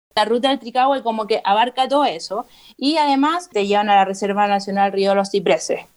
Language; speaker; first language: Spanish; native; Spanish